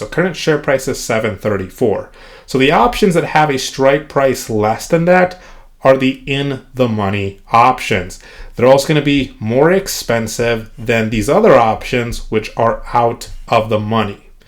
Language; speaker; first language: English; native; English